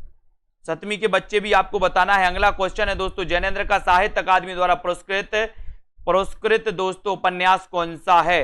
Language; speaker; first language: Hindi; native; Hindi